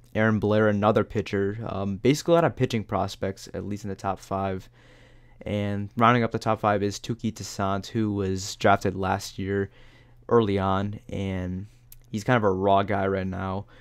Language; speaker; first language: English; native; English